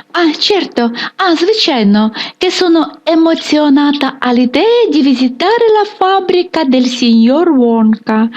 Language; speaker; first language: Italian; non-native, fluent; Ukrainian